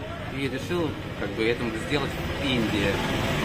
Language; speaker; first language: Russian; native; Russian